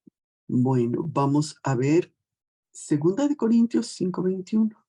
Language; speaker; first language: Spanish; native; Spanish